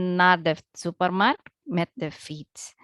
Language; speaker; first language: Dutch; non-native, learner; Indonesian